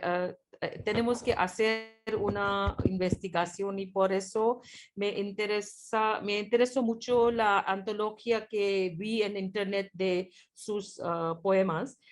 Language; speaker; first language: Spanish; non-native, fluent; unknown